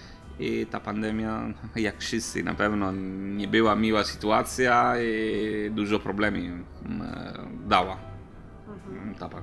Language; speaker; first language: Polish; non-native, learner; Italian